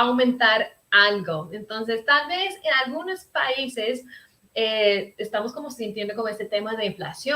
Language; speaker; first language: Spanish; early bilingual, heritage; Spanish